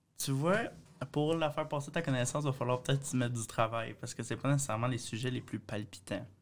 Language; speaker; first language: French; native; French